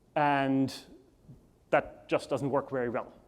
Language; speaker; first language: English; non-native, fluent; German